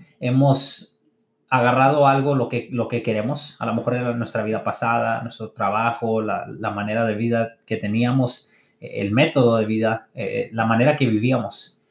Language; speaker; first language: Spanish; early bilingual, heritage; English